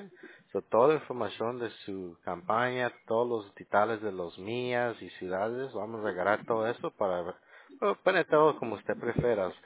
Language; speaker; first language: Spanish; early bilingual, heritage; Spanish